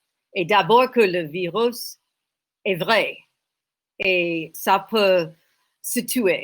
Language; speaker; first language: French; non-native, learner; English